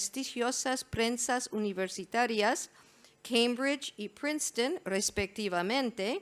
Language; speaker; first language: Spanish; non-native, fluent; English